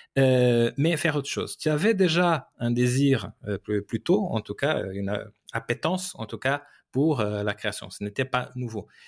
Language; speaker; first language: French; non-native, fluent; Portuguese